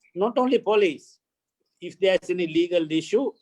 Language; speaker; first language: English; non-native, local second language; Sinhala